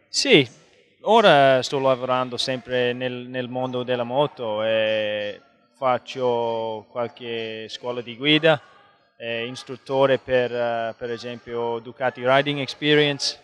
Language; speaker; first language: Italian; non-native, fluent; English